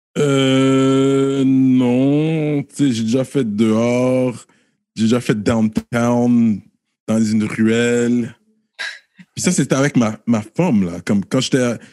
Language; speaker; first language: French; early bilingual, other home language; Haitian Creole